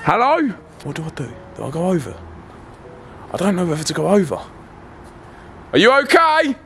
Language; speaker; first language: English; native; English